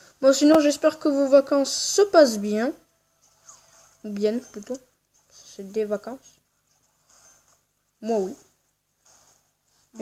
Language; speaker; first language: French; native; French